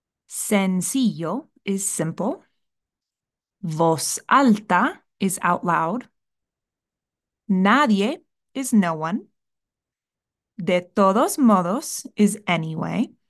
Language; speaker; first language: English; native; English